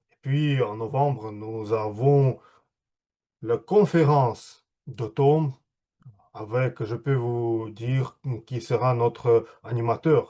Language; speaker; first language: French; non-native, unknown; Russian